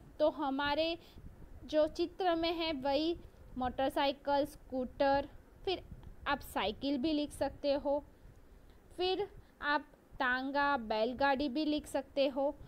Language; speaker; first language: Hindi; non-native, local second language; Gujarati